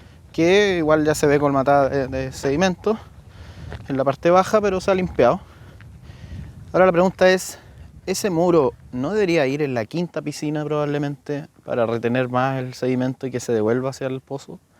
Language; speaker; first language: Spanish; native; Spanish